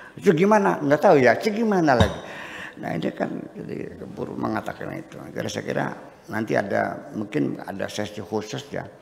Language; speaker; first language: Indonesian; non-native, local second language; Javanese